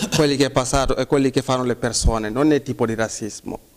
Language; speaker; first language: Italian; non-native, fluent; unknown